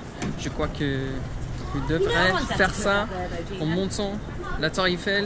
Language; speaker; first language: French; non-native, fluent; English